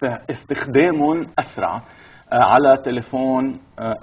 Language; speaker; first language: Arabic; native; Arabic